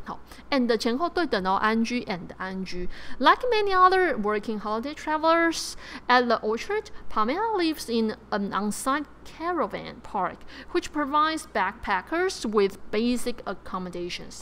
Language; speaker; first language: English; non-native, fluent; Chinese